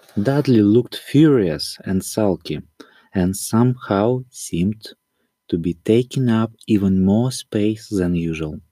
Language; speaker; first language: English; non-native, learner; Russian